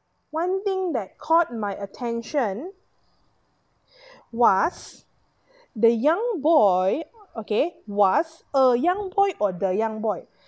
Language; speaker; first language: English; non-native, local second language; Chinese